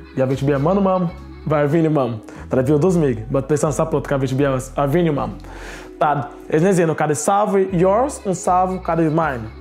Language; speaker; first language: Latvian; non-native, learner; Portuguese